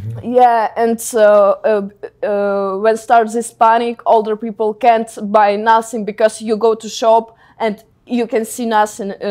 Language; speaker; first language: English; non-native, learner; Ukrainian